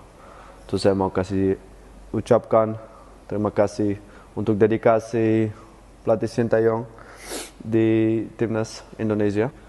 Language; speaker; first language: Indonesian; non-native, fluent; Dutch